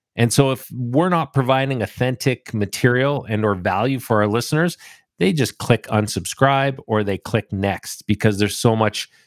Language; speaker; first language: English; native; English